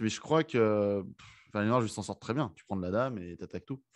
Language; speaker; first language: French; native; French